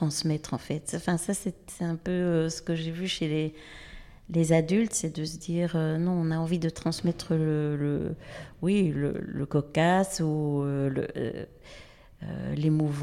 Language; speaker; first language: French; native; French